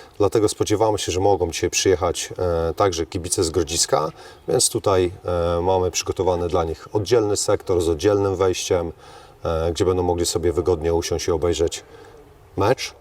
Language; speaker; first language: Polish; native; Polish